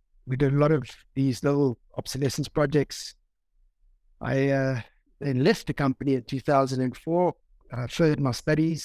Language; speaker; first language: English; native; English